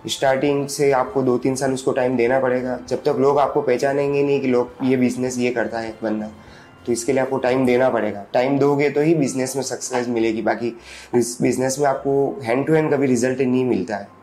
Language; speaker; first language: Hindi; native; Hindi